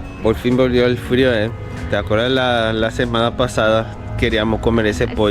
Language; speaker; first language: Spanish; non-native, fluent; Korean